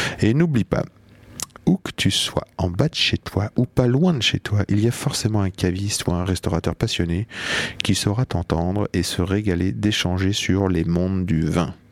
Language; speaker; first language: French; native; French